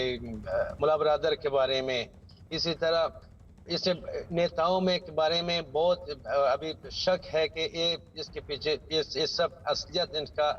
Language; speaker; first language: Hindi; non-native, fluent; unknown